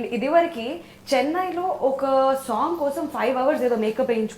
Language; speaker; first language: Telugu; native; Telugu